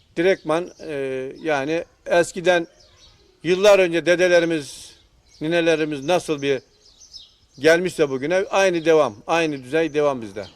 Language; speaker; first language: Turkish; native; Turkish